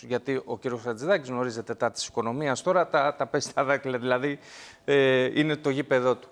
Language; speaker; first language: Greek; native; Greek